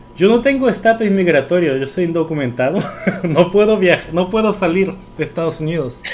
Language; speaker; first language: Spanish; early bilingual, other home language; Korean